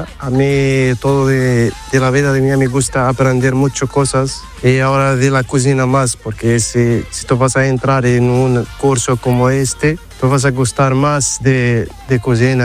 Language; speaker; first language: Spanish; non-native, learner; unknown